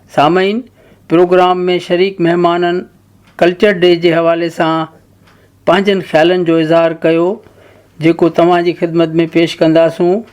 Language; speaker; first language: Sindhi; native; Sindhi